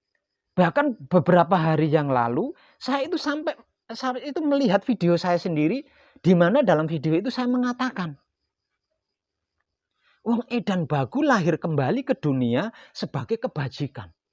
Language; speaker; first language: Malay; non-native, local second language; Javanese